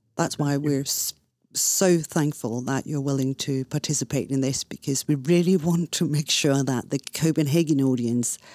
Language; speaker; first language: English; non-native, fluent; Danish